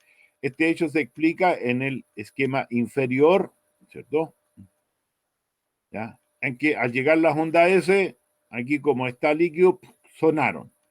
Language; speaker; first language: Spanish; native; Spanish